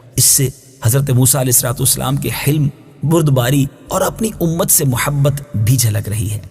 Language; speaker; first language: Urdu; native; Urdu